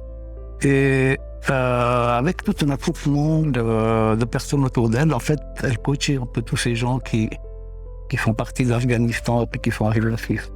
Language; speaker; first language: French; native; French